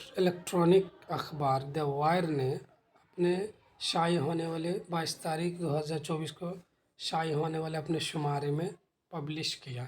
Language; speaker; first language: Urdu; native; Urdu